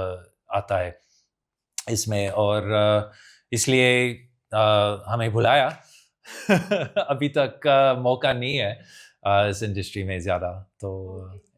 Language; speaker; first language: Hindi; non-native, fluent; English